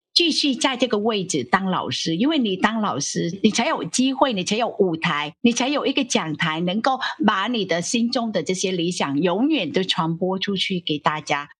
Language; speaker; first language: Chinese; non-native, fluent; Vietnamese